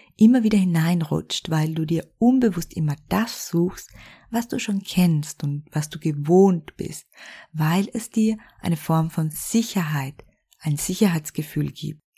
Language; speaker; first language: German; native; German